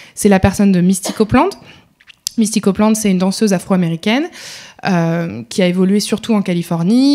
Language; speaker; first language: French; native; French